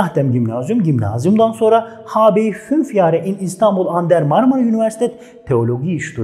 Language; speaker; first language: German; non-native, fluent; Turkish